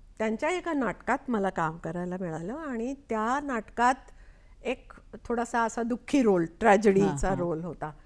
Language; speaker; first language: Marathi; non-native, local second language; Konkani